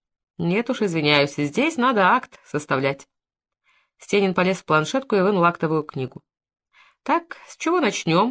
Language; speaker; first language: Russian; native; Russian